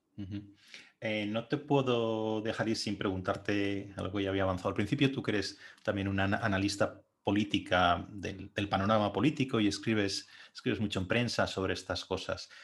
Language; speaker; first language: Spanish; native; Spanish